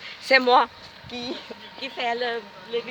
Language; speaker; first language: French; non-native, learner; Vietnamese